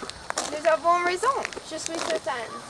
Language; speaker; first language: French; non-native, learner; English